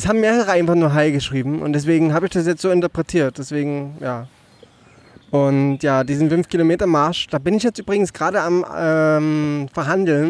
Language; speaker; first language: German; native; German